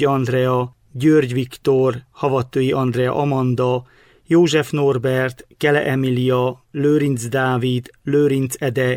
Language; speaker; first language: Hungarian; native; Hungarian